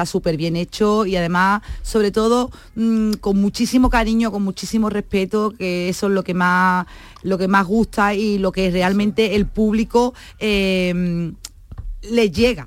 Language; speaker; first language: Spanish; native; Spanish